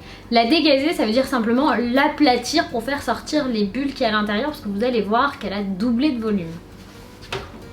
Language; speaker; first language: French; native; French